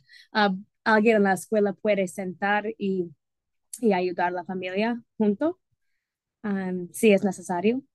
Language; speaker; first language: Spanish; non-native, fluent; English